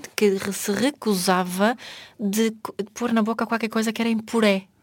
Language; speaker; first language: Portuguese; non-native, fluent; Swedish